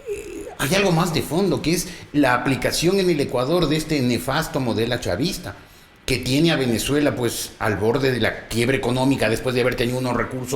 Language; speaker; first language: Spanish; native; Spanish